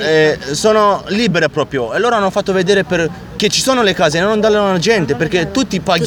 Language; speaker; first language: Italian; early bilingual, other home language; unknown